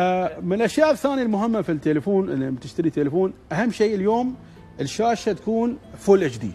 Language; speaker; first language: Arabic; native; Arabic